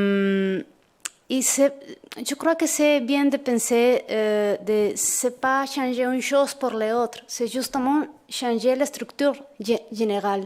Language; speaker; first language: French; non-native, fluent; Spanish